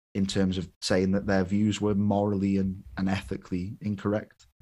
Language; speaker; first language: English; native; English